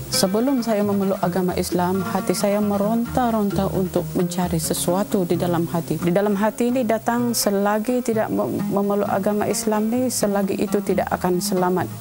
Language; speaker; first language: Malay; non-native, local second language; Central Dusun